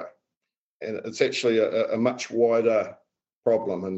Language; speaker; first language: English; native; English